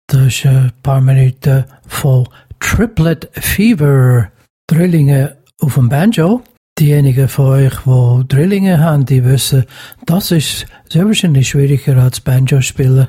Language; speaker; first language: German; native; German